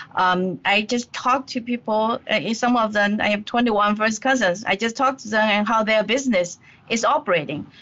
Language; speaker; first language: English; non-native, fluent; Chinese